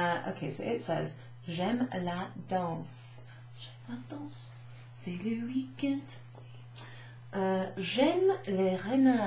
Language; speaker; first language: French; non-native, fluent; English